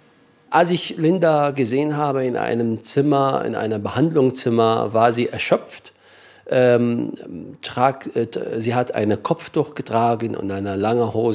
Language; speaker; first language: German; non-native, fluent; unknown